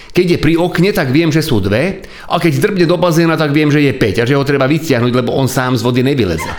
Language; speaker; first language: Slovak; non-native, local second language; Hungarian